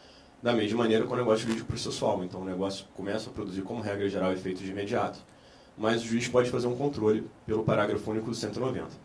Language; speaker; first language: Portuguese; native; Portuguese